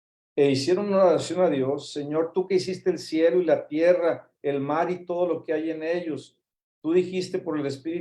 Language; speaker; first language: Spanish; native; Spanish